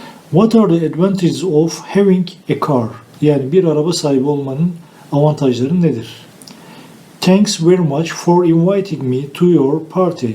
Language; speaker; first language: English; non-native, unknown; Turkish